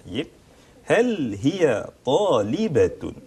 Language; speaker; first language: Arabic; non-native, fluent; Malay